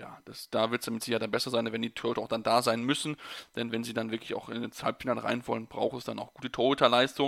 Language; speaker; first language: German; native; German